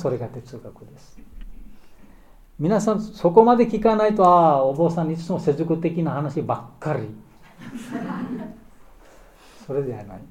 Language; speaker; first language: Japanese; non-native, learner; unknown